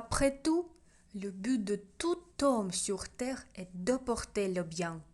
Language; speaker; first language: French; non-native, fluent; Russian